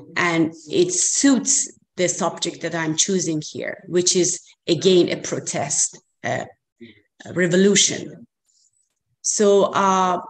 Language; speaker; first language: English; non-native, fluent; Persian